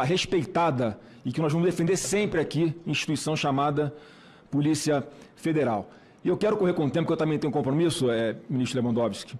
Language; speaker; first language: Portuguese; native; Portuguese